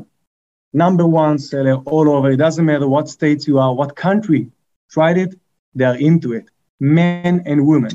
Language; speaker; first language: English; non-native, fluent; Hebrew